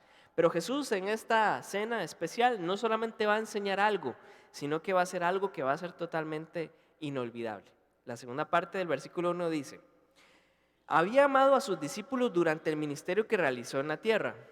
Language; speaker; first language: Spanish; native; Spanish